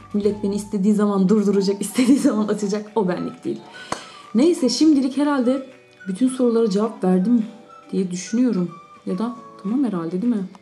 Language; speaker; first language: Turkish; native; Turkish